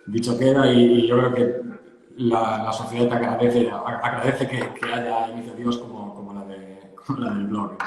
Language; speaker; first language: Spanish; native; Spanish